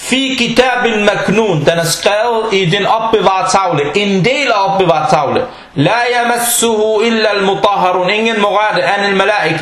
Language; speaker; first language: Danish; non-native, local second language; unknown